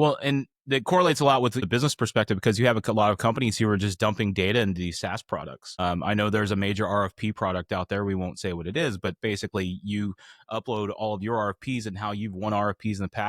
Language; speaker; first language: English; native; English